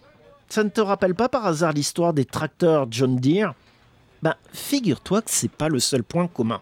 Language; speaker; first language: French; native; French